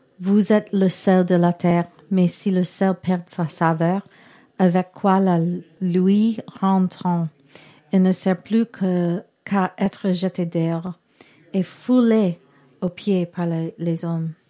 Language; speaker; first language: French; non-native, learner; English